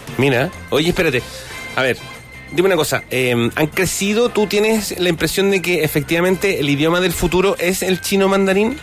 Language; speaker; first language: Spanish; native; Spanish